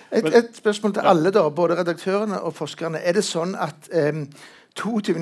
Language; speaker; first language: Norwegian; native; Norwegian